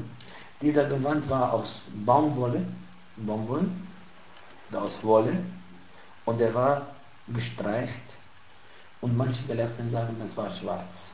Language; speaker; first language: German; non-native, fluent; Arabic